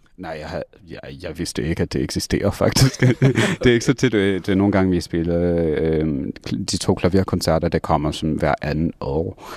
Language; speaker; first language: Danish; non-native, fluent; English